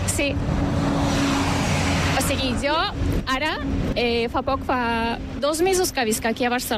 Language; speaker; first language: Catalan; non-native, fluent; Turkish